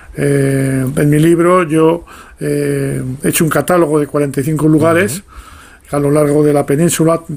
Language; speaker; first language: Spanish; native; Spanish